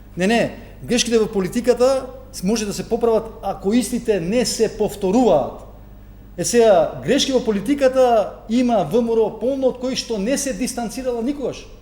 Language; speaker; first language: Macedonian; non-native, local second language; Albanian